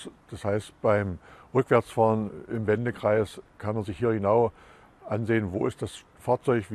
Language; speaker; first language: German; native; German